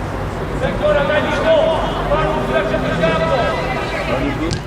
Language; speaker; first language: Italian; native; Italian